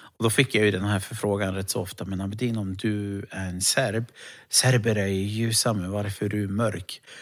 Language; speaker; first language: Swedish; early bilingual, other home language; Romany